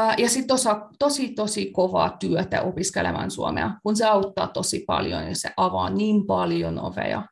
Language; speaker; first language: Finnish; non-native, fluent; Hungarian